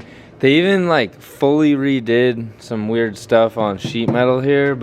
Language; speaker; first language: English; native; English